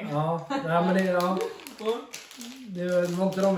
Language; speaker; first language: Swedish; native; Swedish